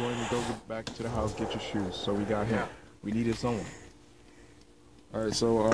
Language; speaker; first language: English; native; English